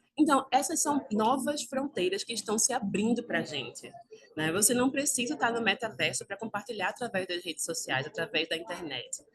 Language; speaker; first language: Portuguese; native; Portuguese